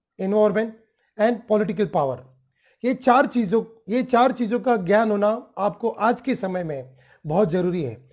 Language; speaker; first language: Hindi; non-native, local second language; Marathi